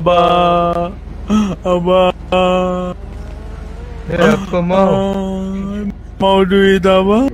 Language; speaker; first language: Malay; native; Malay